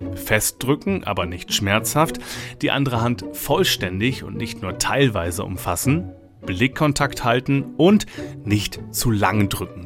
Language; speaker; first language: German; native; German